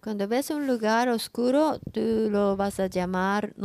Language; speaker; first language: Spanish; non-native, learner; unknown